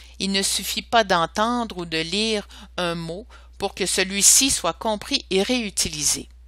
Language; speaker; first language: French; native; French